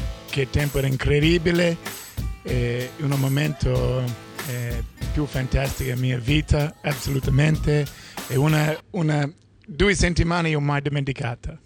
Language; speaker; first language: Italian; non-native, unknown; English